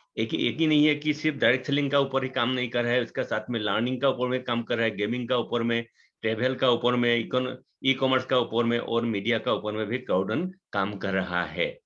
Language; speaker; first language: Hindi; non-native, local second language; Assamese